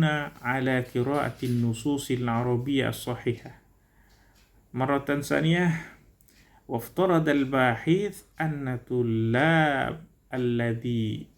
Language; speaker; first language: Arabic; non-native, learner; Indonesian